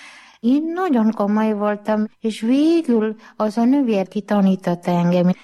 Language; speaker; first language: Hungarian; non-native, learner; Malayalam